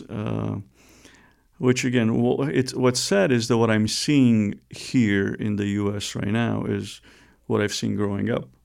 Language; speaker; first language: English; non-native, fluent; Romanian